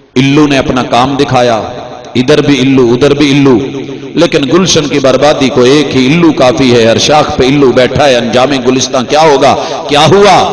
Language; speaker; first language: Urdu; non-native, local second language; Punjabi